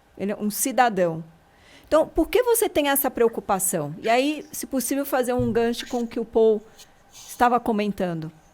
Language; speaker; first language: Portuguese; native; Portuguese